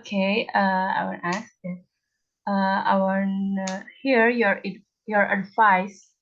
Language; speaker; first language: English; non-native, learner; Indonesian